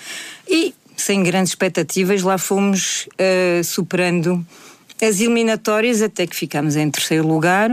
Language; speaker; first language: Portuguese; native; Portuguese